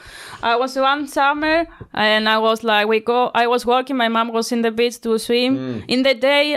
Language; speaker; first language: English; non-native, learner; Greek